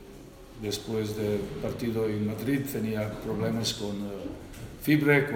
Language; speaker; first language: Spanish; non-native, learner; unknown